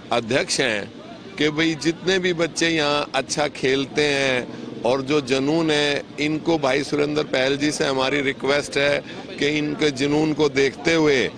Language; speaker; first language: Hindi; native; Hindi